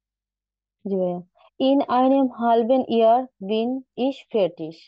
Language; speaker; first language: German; non-native, learner; Bangla